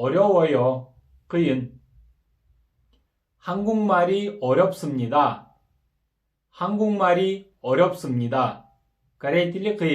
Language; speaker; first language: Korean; non-native, fluent; Kyrgyz